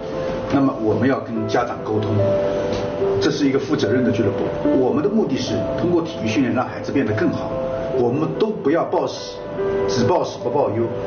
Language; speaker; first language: Chinese; native; Chinese